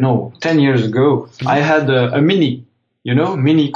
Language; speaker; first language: English; non-native, fluent; French